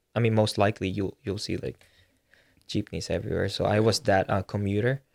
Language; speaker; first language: English; non-native, local second language; Filipino